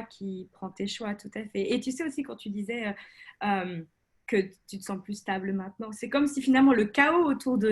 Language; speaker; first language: French; native; French